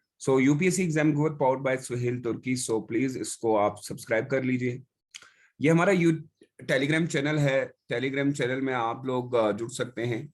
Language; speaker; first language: Hindi; native; Hindi